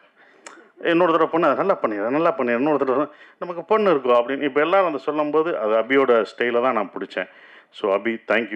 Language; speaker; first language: Tamil; native; Tamil